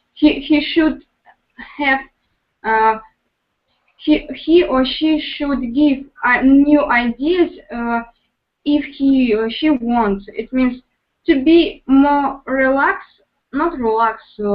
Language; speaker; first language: English; non-native, learner; Russian